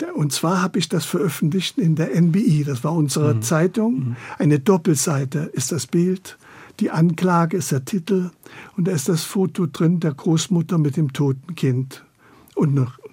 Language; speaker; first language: German; native; German